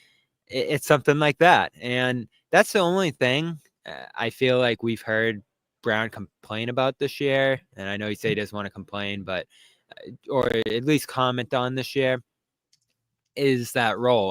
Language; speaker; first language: English; native; English